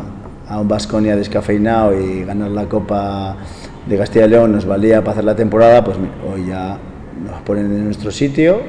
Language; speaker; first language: Spanish; native; Spanish